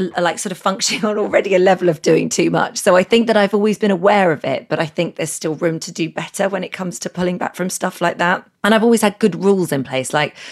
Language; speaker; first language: English; native; English